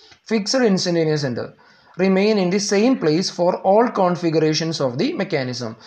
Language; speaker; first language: English; non-native, local second language; Malayalam